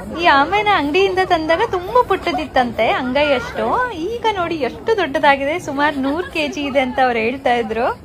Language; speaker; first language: Kannada; native; Kannada